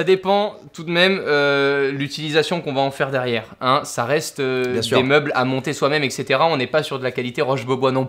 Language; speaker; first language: French; native; French